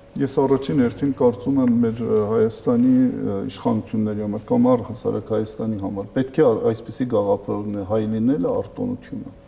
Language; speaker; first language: Armenian; early bilingual, heritage; Armenian